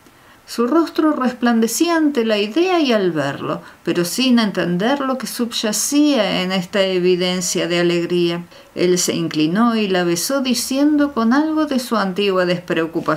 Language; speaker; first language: Spanish; native; Spanish